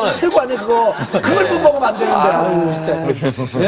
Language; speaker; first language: Korean; native; Korean